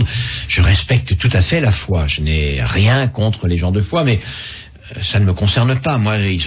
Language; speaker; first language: French; native; French